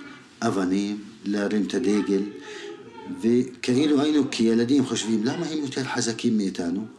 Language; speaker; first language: Hebrew; non-native, local second language; Arabic